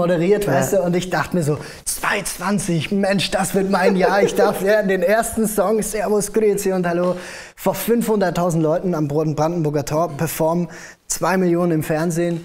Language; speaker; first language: German; native; German